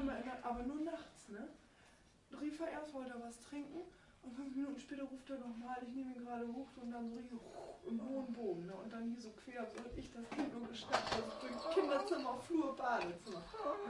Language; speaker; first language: German; native; German